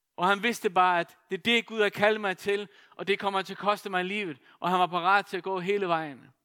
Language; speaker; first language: Danish; non-native, local second language; Faroese